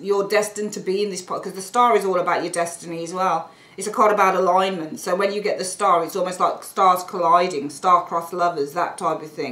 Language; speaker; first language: English; native; English